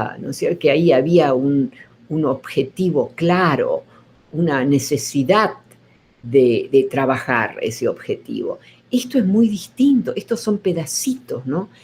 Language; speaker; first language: Spanish; early bilingual, other home language; Dutch